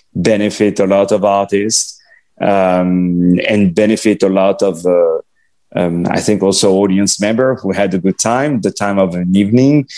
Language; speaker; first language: English; non-native, fluent; French